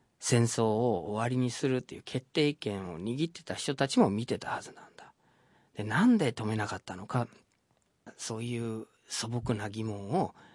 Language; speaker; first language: Japanese; non-native, fluent; English